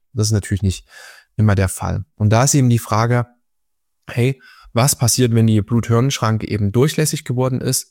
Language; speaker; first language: German; native; German